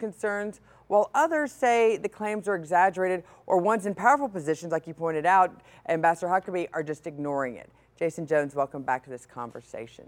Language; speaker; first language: English; native; English